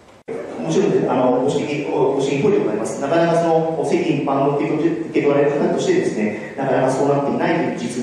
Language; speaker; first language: Japanese; native; Japanese